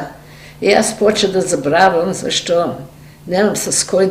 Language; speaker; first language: Bulgarian; early bilingual, heritage; Macedonian